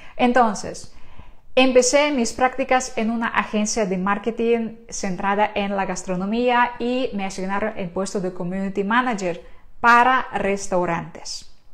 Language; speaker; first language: Spanish; non-native, fluent; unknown